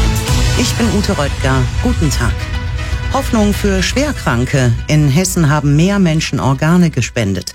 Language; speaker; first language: German; native; German